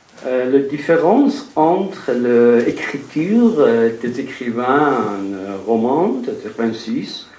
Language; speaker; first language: French; non-native, fluent; Persian